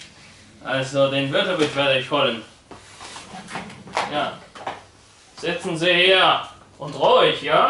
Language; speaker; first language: German; non-native, learner; Polish